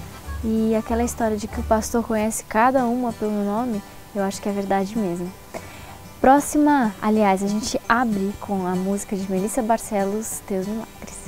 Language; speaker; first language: Portuguese; native; Portuguese